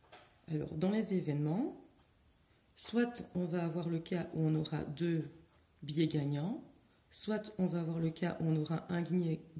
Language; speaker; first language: French; native; French